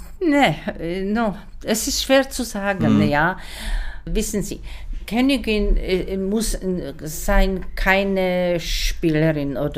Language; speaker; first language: German; non-native, learner; Czech